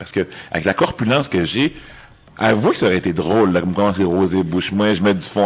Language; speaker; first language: French; native; French